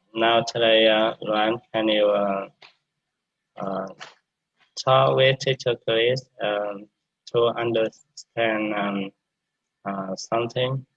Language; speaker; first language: English; non-native, learner; Vietnamese